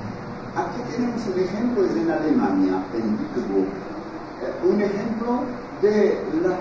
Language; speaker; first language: Spanish; non-native, fluent; French